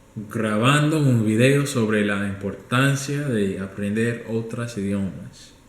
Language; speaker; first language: Spanish; non-native, fluent; English